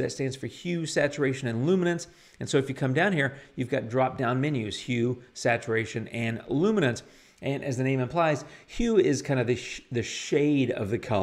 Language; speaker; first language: English; native; English